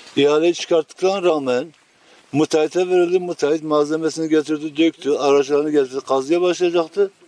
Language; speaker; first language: Turkish; native; Turkish